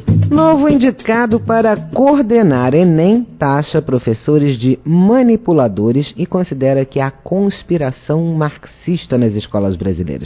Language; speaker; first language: Portuguese; native; Portuguese